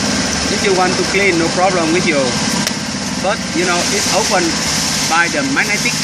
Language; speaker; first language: English; non-native, learner; Vietnamese